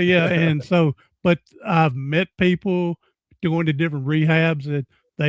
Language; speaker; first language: English; native; English